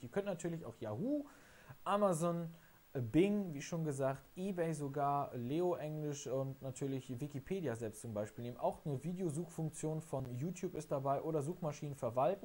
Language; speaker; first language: German; native; German